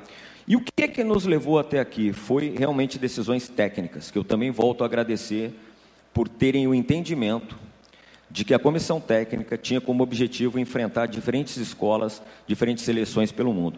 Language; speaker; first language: Portuguese; native; Portuguese